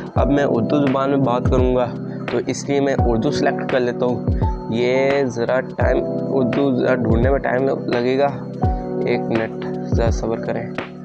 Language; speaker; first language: Urdu; native; Urdu